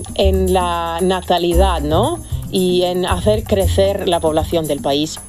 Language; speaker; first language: Spanish; non-native, fluent; Serbian